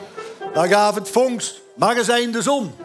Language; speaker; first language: Dutch; native; Dutch